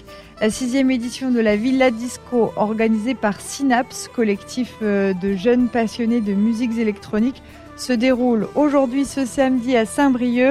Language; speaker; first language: French; native; French